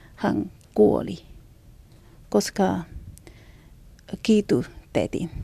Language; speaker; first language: Finnish; non-native, learner; Chinese